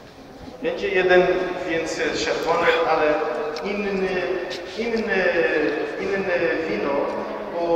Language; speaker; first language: Polish; non-native, learner; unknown